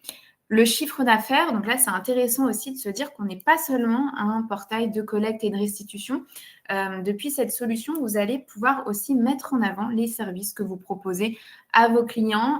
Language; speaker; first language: French; native; French